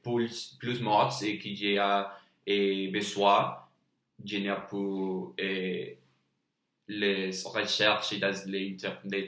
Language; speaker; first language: French; non-native, learner; Spanish